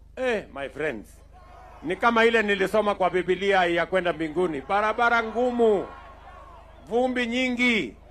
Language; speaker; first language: Swahili; non-native, local second language; Kalenjin